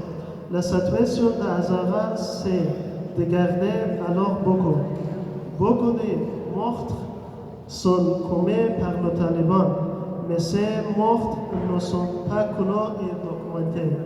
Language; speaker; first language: French; non-native, learner; Persian